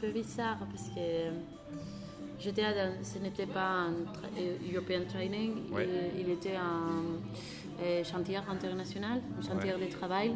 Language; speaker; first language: French; non-native, learner; Spanish